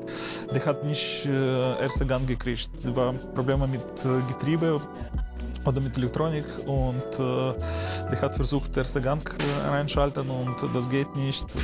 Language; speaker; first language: German; non-native, learner; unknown